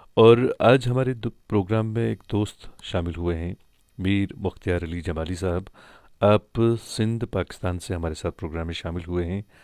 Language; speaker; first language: Urdu; non-native, local second language; Kashmiri